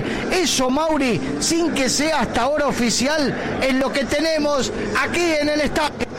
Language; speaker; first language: Spanish; native; Spanish